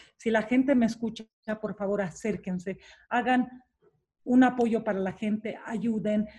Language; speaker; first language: Spanish; non-native, fluent; Romanian